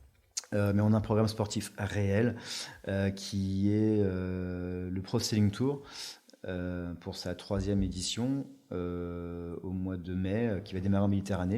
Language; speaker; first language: French; native; French